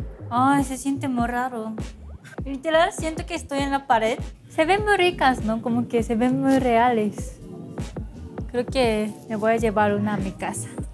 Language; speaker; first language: Spanish; non-native, fluent; Japanese